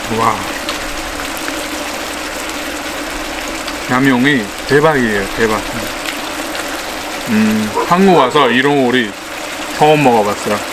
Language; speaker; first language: Korean; non-native, learner; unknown